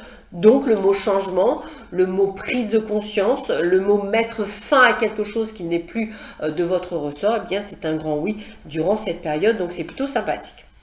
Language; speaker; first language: French; native; French